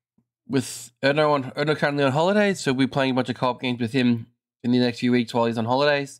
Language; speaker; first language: English; native; English